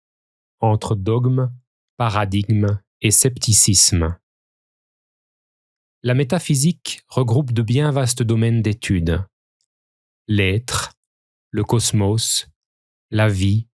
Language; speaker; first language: French; native; French